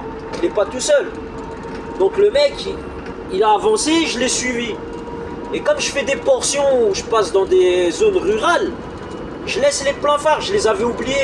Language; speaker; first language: French; native; French